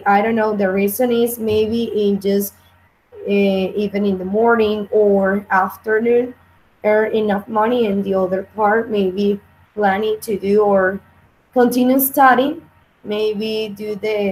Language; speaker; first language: English; non-native, learner; Spanish